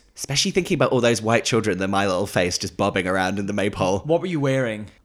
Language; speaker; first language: English; native; English